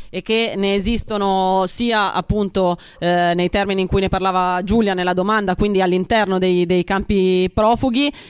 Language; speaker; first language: Italian; native; Italian